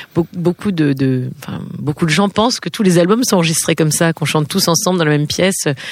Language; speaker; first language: French; native; French